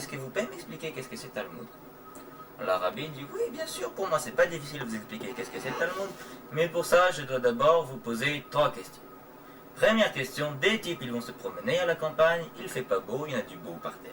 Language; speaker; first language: French; native; French